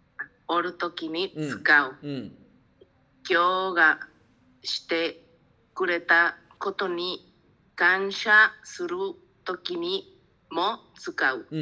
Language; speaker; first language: Japanese; non-native, learner; Spanish